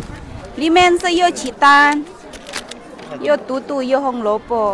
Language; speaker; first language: Chinese; non-native, learner; Indonesian